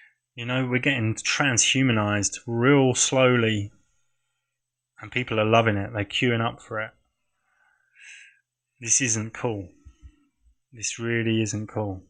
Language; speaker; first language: English; native; English